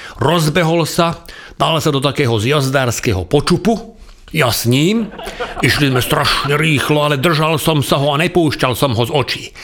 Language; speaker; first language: Slovak; non-native, local second language; Hungarian